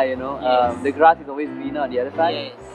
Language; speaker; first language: English; non-native, local second language; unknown